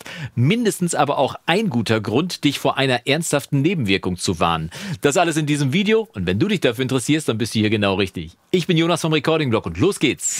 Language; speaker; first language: German; native; German